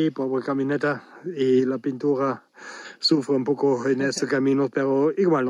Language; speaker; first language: Spanish; non-native, learner; German